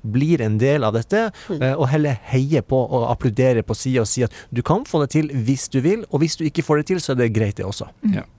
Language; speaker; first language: Norwegian; native; Norwegian